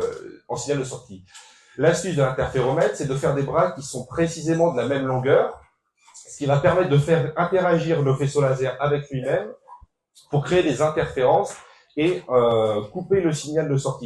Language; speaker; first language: French; native; French